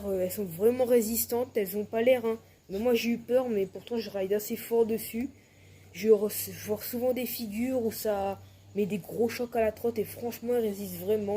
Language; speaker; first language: French; native; French